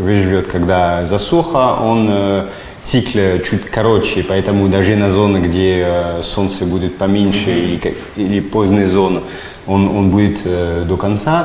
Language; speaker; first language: Russian; non-native, fluent; French